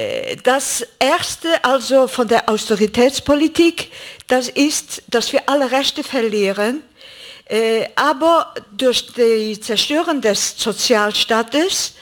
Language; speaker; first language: German; non-native, fluent; Greek